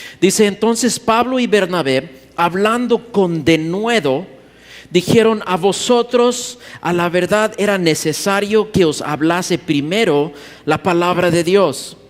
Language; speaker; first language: Spanish; early bilingual, heritage; Spanish